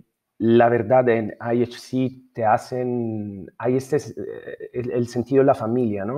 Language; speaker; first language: Spanish; non-native, fluent; Italian